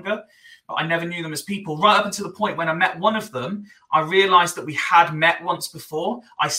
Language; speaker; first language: English; native; English